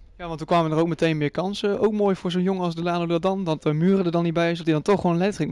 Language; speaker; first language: Dutch; native; Dutch